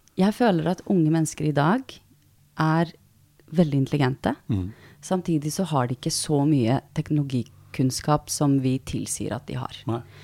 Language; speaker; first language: Norwegian; early bilingual, other home language; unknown